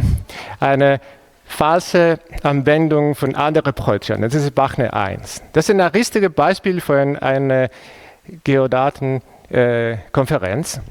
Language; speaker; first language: German; non-native, fluent; Spanish